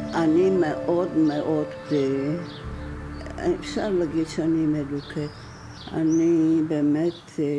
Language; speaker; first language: Hebrew; non-native, fluent; German